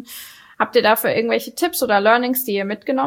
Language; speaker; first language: German; native; German